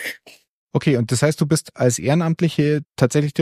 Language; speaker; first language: German; native; German